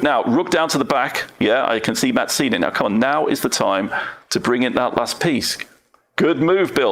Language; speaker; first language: English; native; English